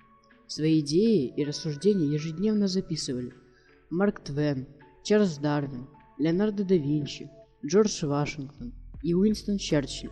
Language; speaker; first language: Russian; native; Russian